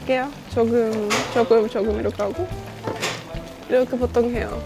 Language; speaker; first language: Korean; non-native, fluent; Estonian